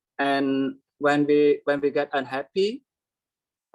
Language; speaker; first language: English; non-native, learner; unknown